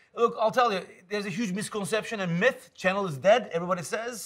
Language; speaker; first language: English; non-native, fluent; Turkish